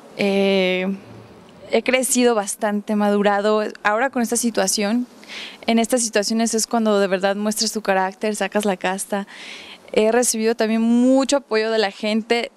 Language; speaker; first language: Spanish; early bilingual, heritage; Spanish